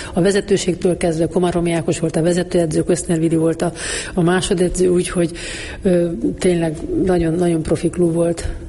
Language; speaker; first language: Hungarian; native; Hungarian